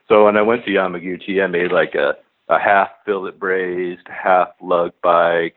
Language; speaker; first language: English; native; English